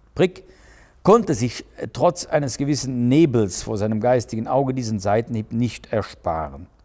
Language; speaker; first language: German; native; German